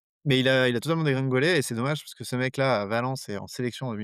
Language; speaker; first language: French; native; French